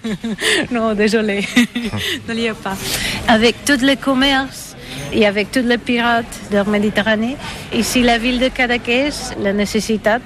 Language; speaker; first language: French; non-native, learner; Catalan